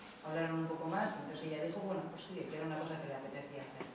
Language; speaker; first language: Spanish; native; Spanish